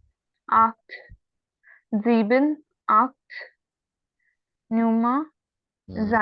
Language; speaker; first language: German; non-native, learner; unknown